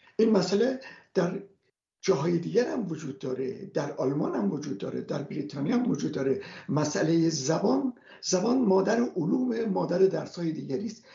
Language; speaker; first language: Persian; non-native, local second language; Kurdish